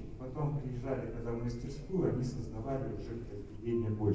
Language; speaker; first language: Russian; native; Russian